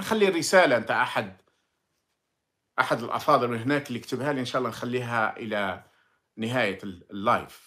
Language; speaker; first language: Arabic; native; Arabic